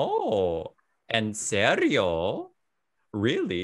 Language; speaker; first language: Spanish; non-native, fluent; English